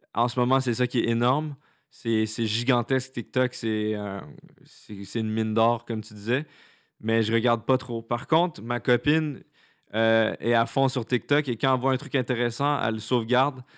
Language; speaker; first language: French; native; French